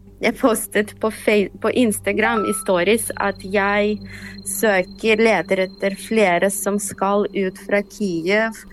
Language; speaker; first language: Norwegian; non-native, fluent; Ukrainian